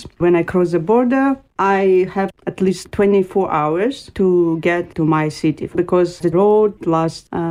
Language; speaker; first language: English; non-native, learner; Ukrainian